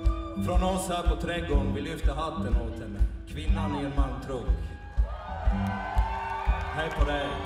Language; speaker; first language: Swedish; native; Swedish